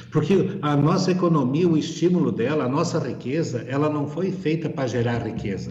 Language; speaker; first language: Portuguese; native; Portuguese